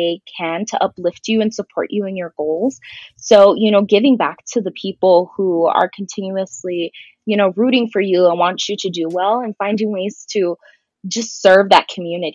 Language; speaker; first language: English; native; English